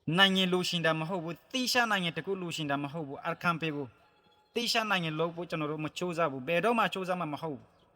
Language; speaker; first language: Burmese; non-native, local second language; Rohingya